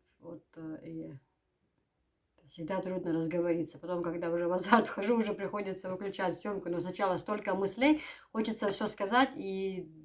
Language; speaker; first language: Russian; native; Russian